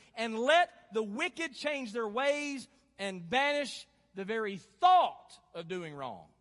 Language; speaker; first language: English; native; English